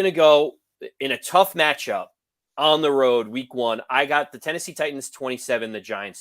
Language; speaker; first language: English; native; English